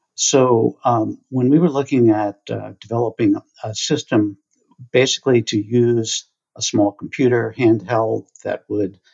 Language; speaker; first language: English; native; English